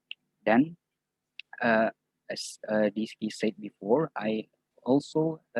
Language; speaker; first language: English; non-native, fluent; Indonesian